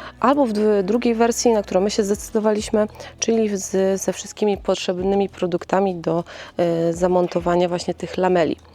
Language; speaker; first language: Polish; native; Polish